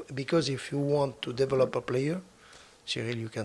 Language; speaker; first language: English; non-native, fluent; French